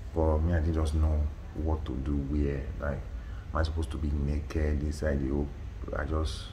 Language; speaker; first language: English; non-native, local second language; Yoruba